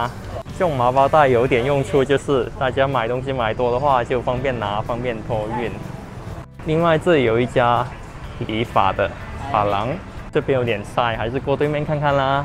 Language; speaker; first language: Chinese; non-native, local second language; Cantonese